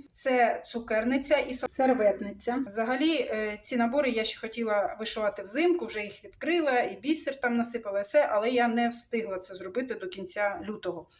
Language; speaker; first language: Ukrainian; non-native, local second language; Russian